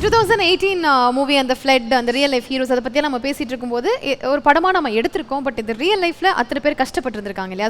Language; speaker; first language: Tamil; native; Tamil